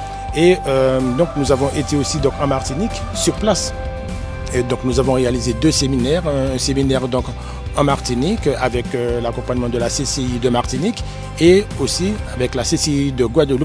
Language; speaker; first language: French; native; French